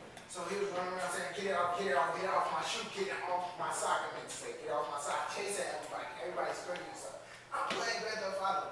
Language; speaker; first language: English; native; English